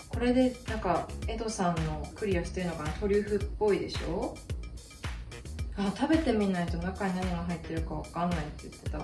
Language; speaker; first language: Japanese; native; Japanese